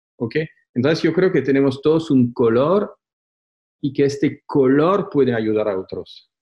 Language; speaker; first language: Spanish; non-native, fluent; French